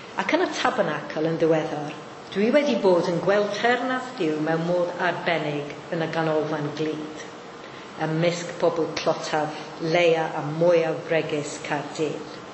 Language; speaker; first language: Welsh; non-native, fluent; Maltese